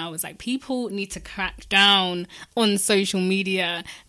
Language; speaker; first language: English; native; English